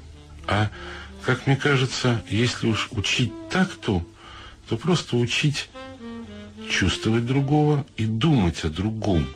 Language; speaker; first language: Russian; native; Russian